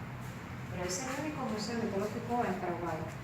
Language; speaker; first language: Spanish; non-native, learner; Russian